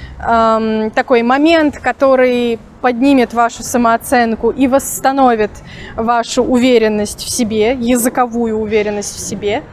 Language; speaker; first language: Russian; native; Russian